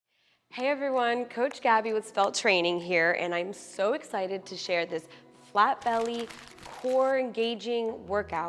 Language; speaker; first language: English; native; English